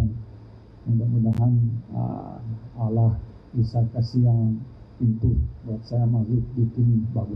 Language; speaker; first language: Indonesian; non-native, fluent; Thai